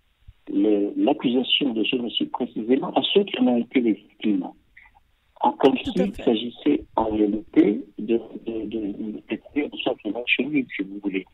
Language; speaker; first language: French; native; French